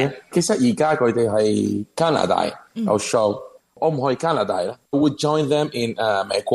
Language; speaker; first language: Cantonese; non-native, learner; Spanish